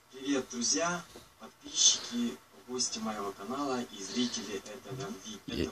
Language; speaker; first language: Russian; non-native, local second language; Ukrainian